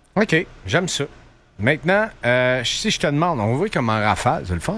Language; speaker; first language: French; native; French